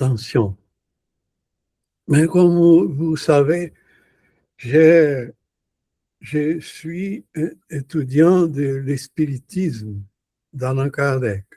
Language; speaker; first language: French; non-native, learner; Portuguese